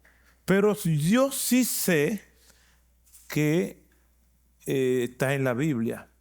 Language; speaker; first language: Spanish; native; Spanish